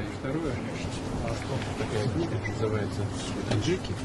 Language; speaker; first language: Russian; native; Russian